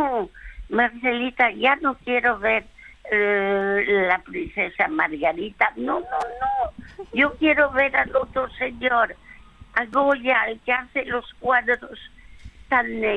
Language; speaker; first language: Spanish; early bilingual, other home language; French